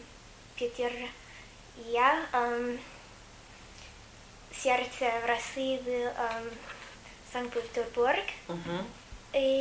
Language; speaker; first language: Russian; non-native, learner; English